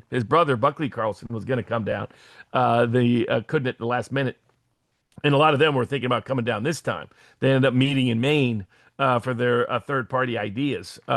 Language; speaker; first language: English; native; English